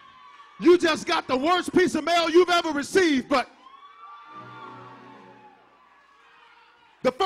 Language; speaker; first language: English; native; English